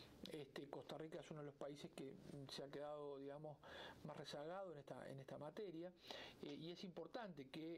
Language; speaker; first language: Spanish; native; Spanish